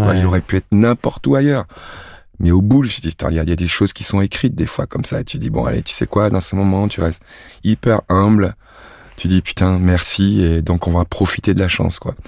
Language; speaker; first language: French; native; French